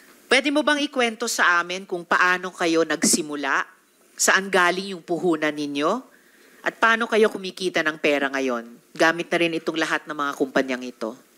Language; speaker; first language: Filipino; native; Filipino